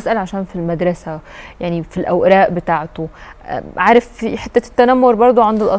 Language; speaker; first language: Arabic; native; Arabic